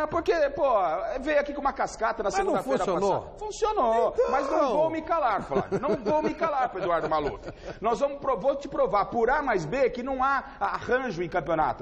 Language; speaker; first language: Portuguese; native; Portuguese